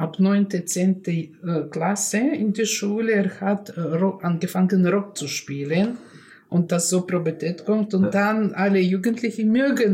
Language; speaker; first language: German; non-native, learner; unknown